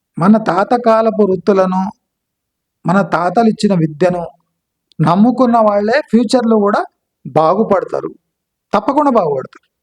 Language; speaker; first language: Telugu; non-native, local second language; Kannada